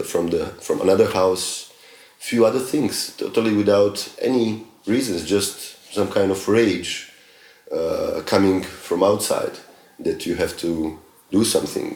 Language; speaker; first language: English; non-native, fluent; Croatian